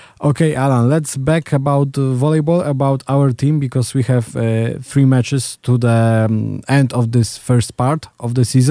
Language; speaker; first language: English; non-native, learner; Polish